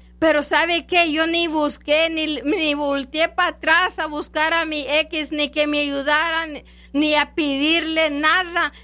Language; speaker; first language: Spanish; non-native, local second language; English